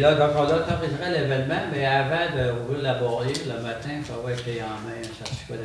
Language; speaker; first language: French; native; French